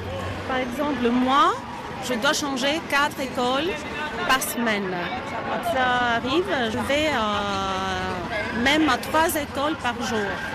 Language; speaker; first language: French; non-native, fluent; Greek